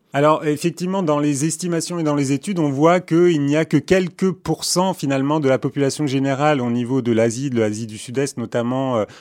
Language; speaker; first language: French; early bilingual, other home language; Armenian